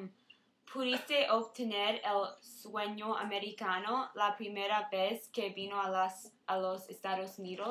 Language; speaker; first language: Spanish; non-native, learner; English